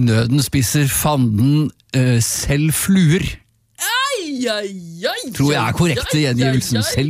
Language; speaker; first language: Norwegian; native; Norwegian